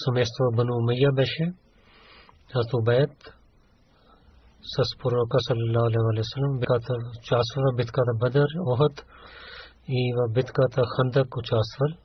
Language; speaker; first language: Bulgarian; non-native, learner; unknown